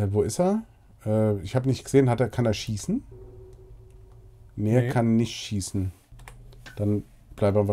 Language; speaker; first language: German; native; German